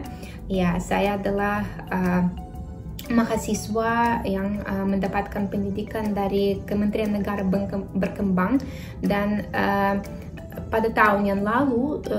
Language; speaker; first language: Indonesian; non-native, fluent; Russian